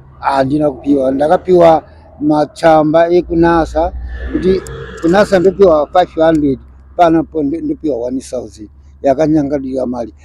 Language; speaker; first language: Shona; early bilingual, other home language; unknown